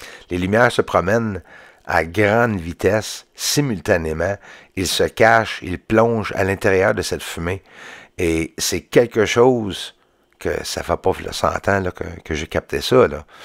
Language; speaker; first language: French; native; French